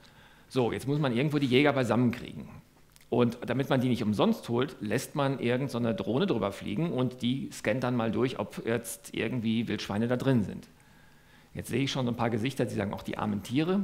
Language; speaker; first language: German; native; German